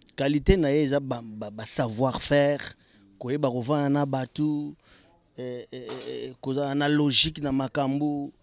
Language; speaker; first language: French; non-native, local second language; Lingala